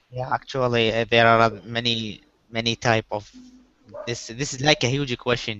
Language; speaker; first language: English; non-native, learner; Arabic